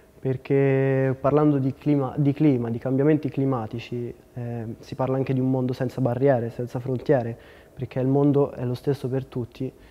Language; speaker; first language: Italian; native; Italian